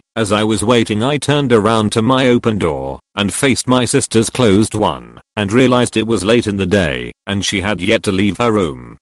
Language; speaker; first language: English; early bilingual, other home language; Serbian